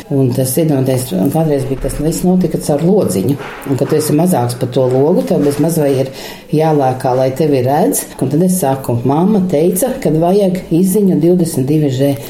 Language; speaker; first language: Latvian; non-native, local second language; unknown